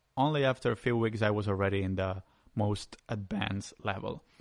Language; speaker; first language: English; non-native, fluent; Spanish